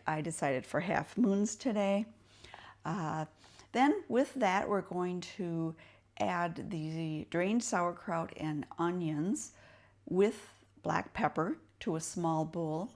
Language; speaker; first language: English; native; English